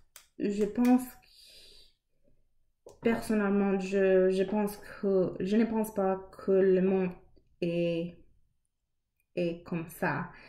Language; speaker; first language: French; non-native, learner; English